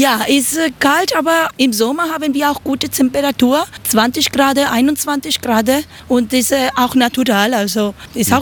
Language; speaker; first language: German; non-native, learner; Spanish